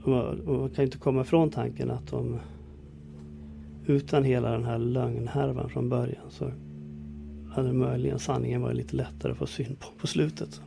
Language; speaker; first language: Swedish; native; Swedish